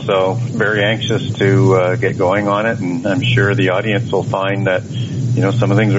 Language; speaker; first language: English; native; English